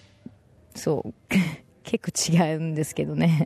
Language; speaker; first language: Japanese; non-native, fluent; English